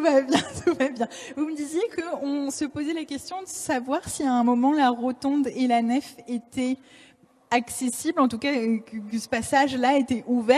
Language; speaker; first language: French; native; French